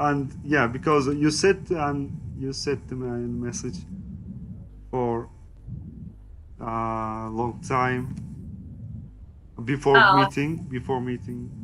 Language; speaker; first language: English; non-native, learner; Turkish